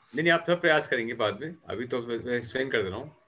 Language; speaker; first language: Hindi; native; Hindi